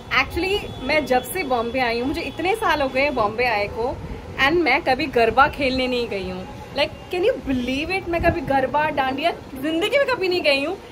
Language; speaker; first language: Hindi; non-native, local second language; Bangla